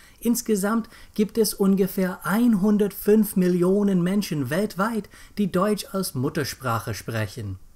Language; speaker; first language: German; non-native, fluent; English